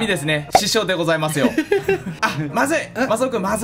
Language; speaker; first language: Japanese; native; Japanese